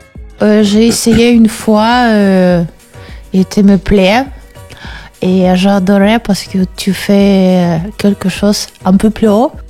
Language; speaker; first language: French; non-native, learner; Russian